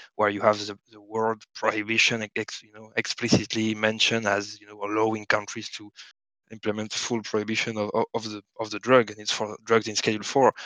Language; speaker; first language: English; non-native, fluent; French